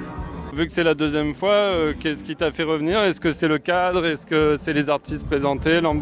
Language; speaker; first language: French; native; French